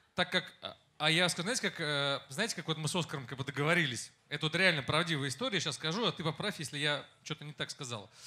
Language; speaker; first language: Russian; native; Russian